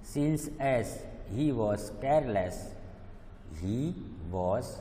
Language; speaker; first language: English; non-native, local second language; Gujarati